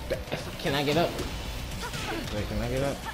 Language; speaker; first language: English; native; English